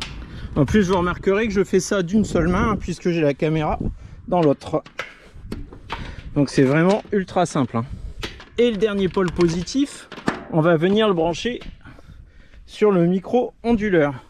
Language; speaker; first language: French; native; French